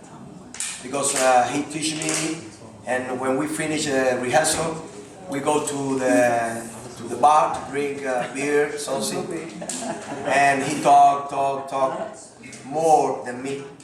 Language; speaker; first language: English; non-native, learner; Spanish